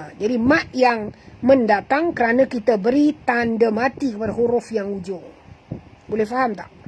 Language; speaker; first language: Malay; native; Malay